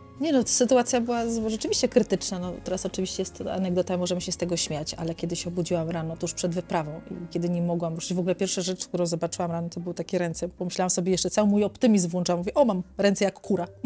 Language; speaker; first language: Polish; native; Polish